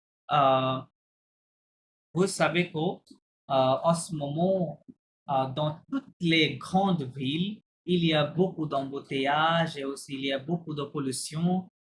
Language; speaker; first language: French; non-native, fluent; Bangla